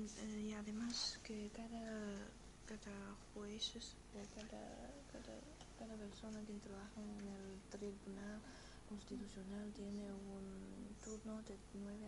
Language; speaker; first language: Spanish; non-native, fluent; Chinese